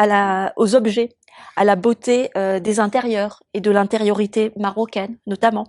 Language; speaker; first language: French; native; French